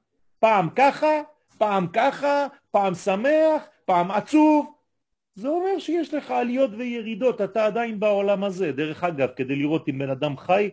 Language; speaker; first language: Hebrew; non-native, fluent; French